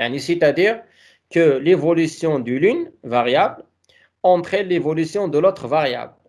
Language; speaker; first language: French; non-native, local second language; Arabic